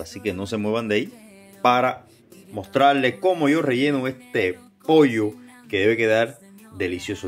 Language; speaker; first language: Spanish; native; Spanish